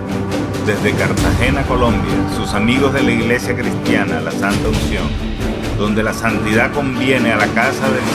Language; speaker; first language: Spanish; native; Spanish